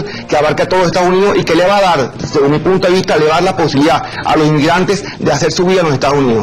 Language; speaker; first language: Spanish; native; Spanish